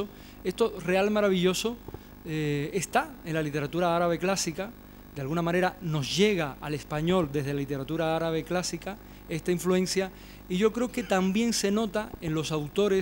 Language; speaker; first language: Spanish; native; Spanish